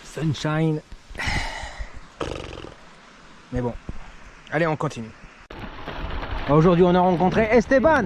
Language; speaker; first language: French; native; French